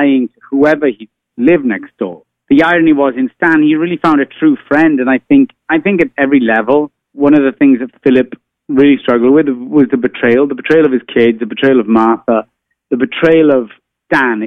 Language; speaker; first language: English; native; English